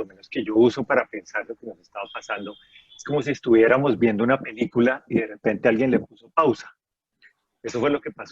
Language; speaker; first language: Spanish; native; Spanish